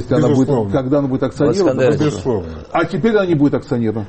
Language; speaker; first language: Russian; native; Russian